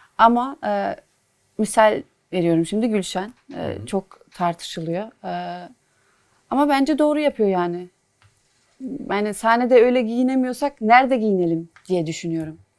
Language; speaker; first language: Turkish; early bilingual, heritage; Turkish